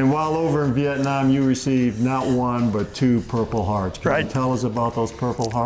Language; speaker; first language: English; native; English